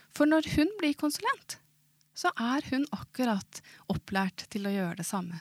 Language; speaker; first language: Swedish; non-native, fluent; Norwegian